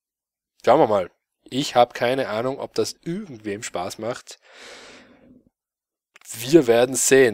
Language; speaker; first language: German; native; German